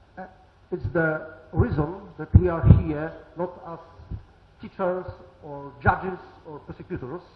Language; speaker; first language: English; non-native, learner; Polish